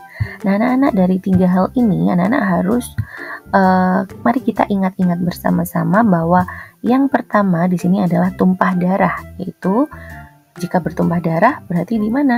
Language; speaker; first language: Indonesian; native; Indonesian